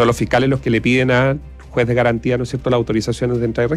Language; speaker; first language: Spanish; native; Spanish